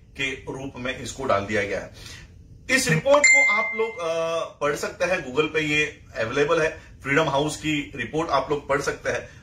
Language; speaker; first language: Hindi; non-native, local second language; Marathi